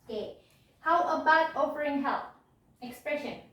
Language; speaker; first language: English; non-native, learner; Indonesian